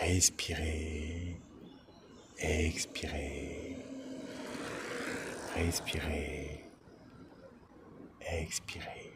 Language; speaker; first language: French; native; French